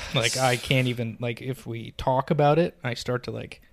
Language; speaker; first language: English; native; English